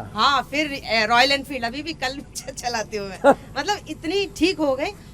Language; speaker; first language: Hindi; non-native, local second language; Telugu